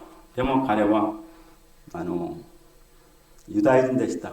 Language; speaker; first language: Japanese; non-native, fluent; Korean